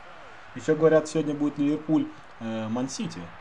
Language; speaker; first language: Russian; native; Russian